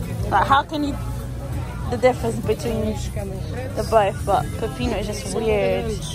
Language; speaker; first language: English; early bilingual, other home language; Portuguese